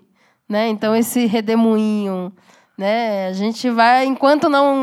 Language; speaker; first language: Portuguese; native; Portuguese